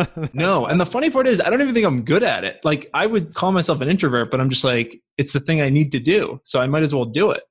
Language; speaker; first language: English; native; English